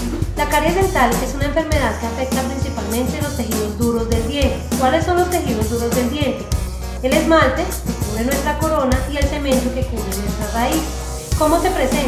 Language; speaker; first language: Spanish; native; Spanish